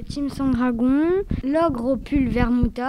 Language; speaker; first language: French; native; French